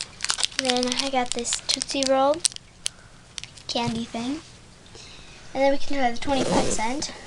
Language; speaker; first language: English; native; English